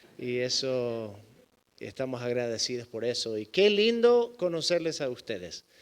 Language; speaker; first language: Spanish; non-native, fluent; English